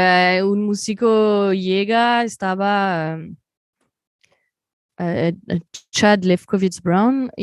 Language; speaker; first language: Spanish; non-native, fluent; French